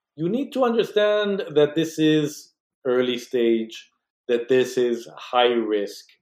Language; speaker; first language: English; non-native, fluent; Spanish